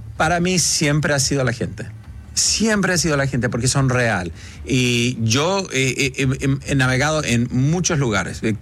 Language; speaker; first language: Spanish; early bilingual, heritage; Spanish